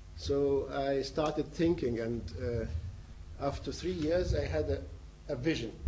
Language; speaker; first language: English; non-native, fluent; Arabic